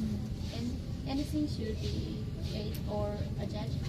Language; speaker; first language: English; non-native, learner; Chinese